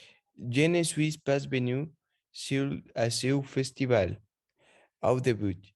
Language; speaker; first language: French; non-native, learner; Spanish